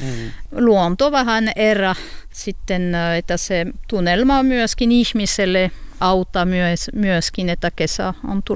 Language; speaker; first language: Finnish; non-native, learner; French